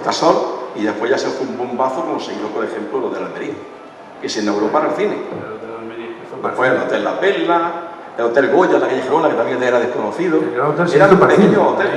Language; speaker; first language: Spanish; native; Spanish